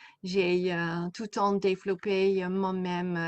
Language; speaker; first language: French; non-native, fluent; Dutch